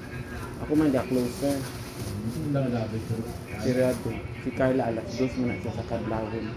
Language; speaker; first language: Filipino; non-native, local second language; Cebuano